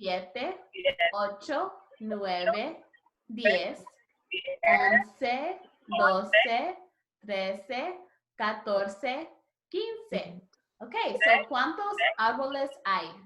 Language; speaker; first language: Spanish; non-native, learner; English